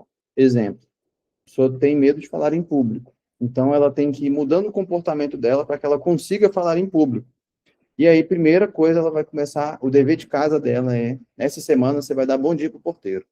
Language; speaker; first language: Portuguese; native; Portuguese